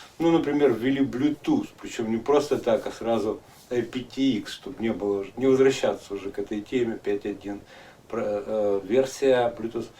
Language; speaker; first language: Russian; native; Russian